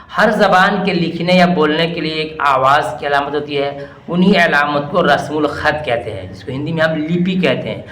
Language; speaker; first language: Urdu; native; Urdu